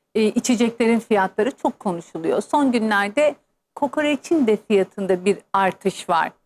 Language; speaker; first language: Turkish; native; Turkish